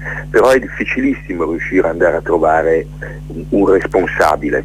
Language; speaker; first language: Italian; native; Italian